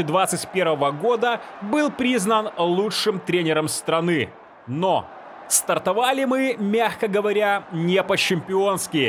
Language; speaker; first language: Russian; native; Russian